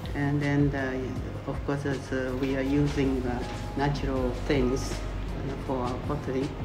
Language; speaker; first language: English; non-native, fluent; Japanese